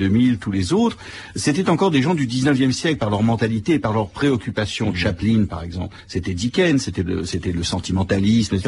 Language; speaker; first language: French; native; French